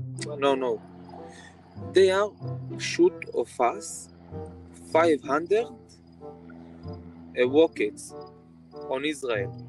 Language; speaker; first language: English; non-native, learner; Hebrew